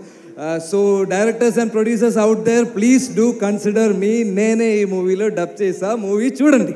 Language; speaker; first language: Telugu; non-native, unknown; Malayalam